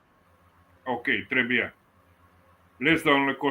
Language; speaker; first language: French; non-native, fluent; Romanian